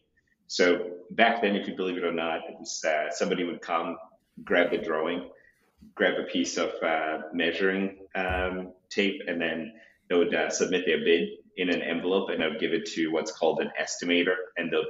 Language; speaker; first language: English; non-native, local second language; Shona